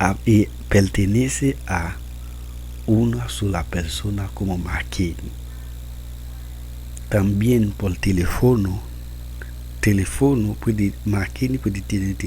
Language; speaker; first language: Spanish; non-native, learner; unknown